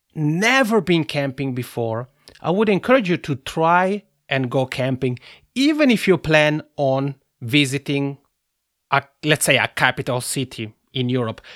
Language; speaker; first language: English; non-native, fluent; Italian